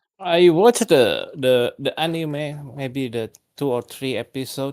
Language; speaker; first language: English; non-native, learner; Indonesian